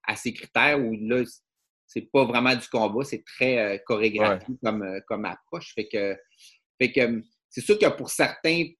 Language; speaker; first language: French; native; French